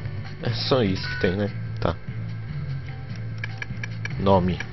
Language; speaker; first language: Portuguese; native; Portuguese